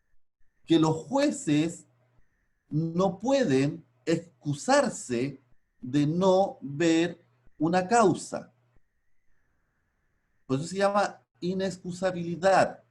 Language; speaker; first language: Spanish; native; Spanish